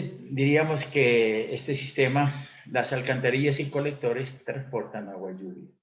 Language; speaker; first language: Spanish; native; Spanish